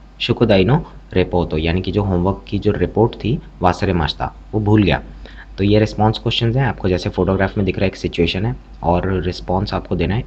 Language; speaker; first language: Hindi; native; Hindi